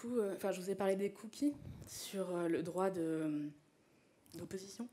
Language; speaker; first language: French; native; French